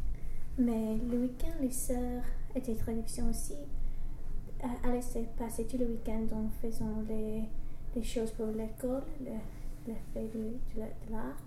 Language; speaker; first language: French; non-native, learner; English